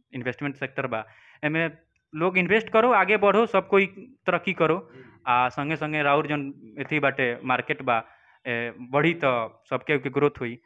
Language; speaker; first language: Hindi; native; Hindi